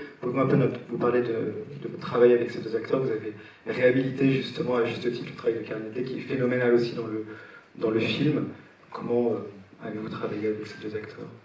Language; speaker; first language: French; native; French